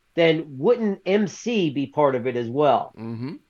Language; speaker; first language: English; native; English